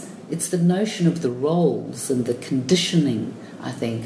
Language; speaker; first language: English; native; English